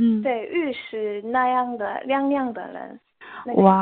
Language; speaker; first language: Chinese; non-native, learner; Korean